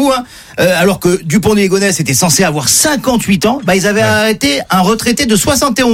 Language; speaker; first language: French; native; French